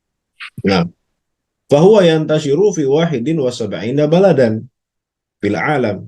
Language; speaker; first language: Arabic; non-native, fluent; Indonesian